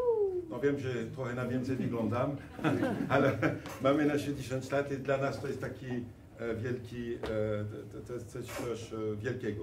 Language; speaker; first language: Polish; non-native, fluent; French